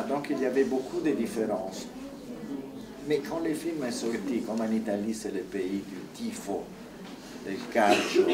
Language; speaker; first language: French; non-native, fluent; Italian